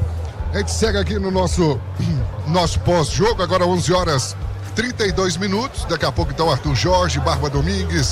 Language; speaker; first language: Portuguese; native; Portuguese